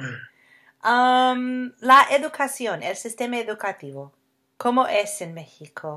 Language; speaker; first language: Spanish; non-native, fluent; English